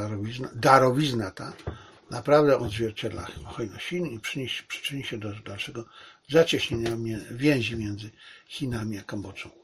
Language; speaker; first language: Polish; native; Polish